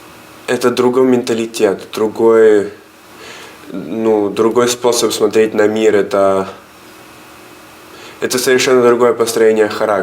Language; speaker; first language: Russian; early bilingual, other home language; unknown